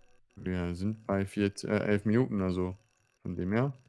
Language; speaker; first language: German; native; German